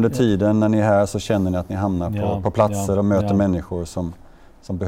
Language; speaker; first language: Swedish; native; Swedish